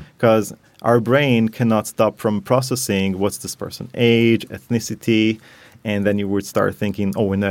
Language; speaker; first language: English; non-native, fluent; Hebrew